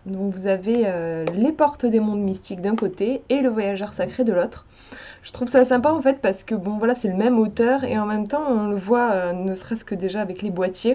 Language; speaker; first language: French; native; French